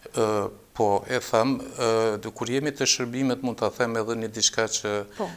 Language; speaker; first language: Albanian; native; Albanian